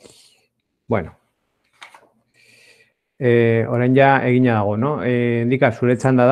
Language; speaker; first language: Basque; non-native, local second language; Spanish